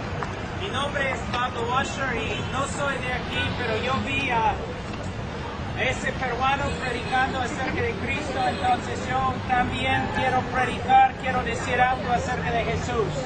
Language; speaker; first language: Spanish; non-native, fluent; English